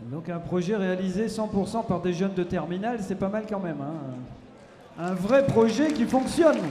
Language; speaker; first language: French; native; French